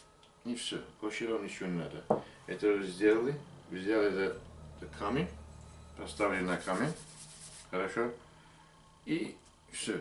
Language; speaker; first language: Russian; non-native, learner; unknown